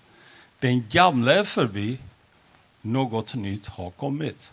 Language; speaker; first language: Swedish; non-native, fluent; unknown